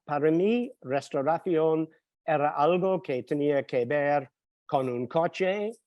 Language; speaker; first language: Spanish; non-native, fluent; English